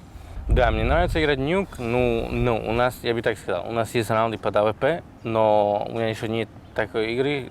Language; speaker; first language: Russian; non-native, fluent; Slovak